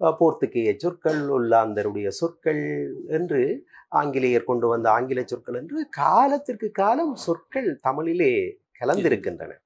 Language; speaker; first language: Tamil; native; Tamil